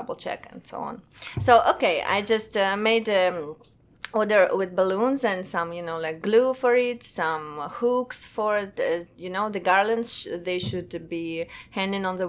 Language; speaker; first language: English; non-native, fluent; Russian